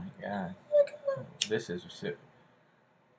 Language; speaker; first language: English; native; English